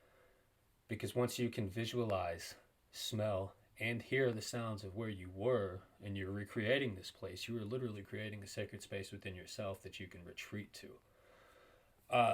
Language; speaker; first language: English; native; English